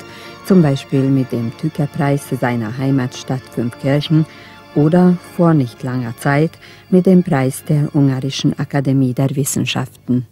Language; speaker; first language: German; native; German